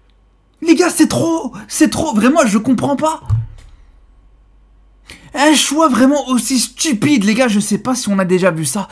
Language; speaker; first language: French; native; French